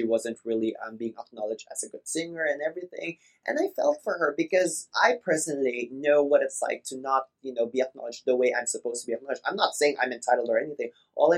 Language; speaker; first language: English; non-native, local second language; Filipino